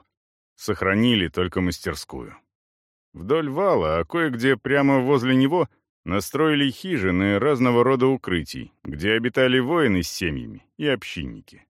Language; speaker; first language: Russian; native; Russian